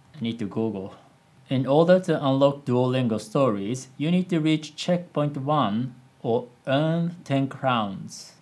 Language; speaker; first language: English; non-native, fluent; Japanese